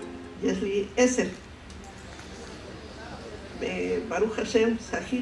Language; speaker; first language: Hebrew; non-native, fluent; Spanish